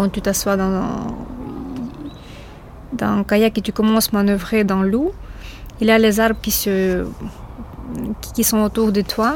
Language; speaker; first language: French; non-native, fluent; Ukrainian